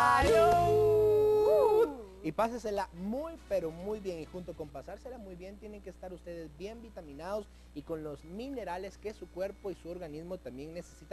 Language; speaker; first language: Spanish; native; Spanish